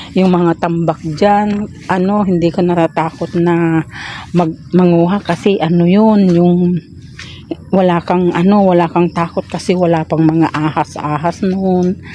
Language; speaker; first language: Filipino; non-native, local second language; Iloko